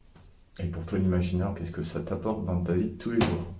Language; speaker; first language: French; native; French